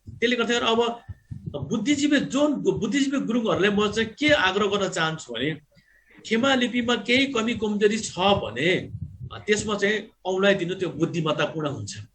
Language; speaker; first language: Nepali; non-native, local second language; Gurung